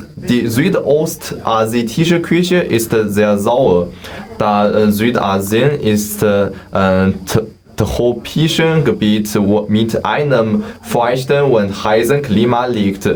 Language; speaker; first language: German; non-native, learner; Chinese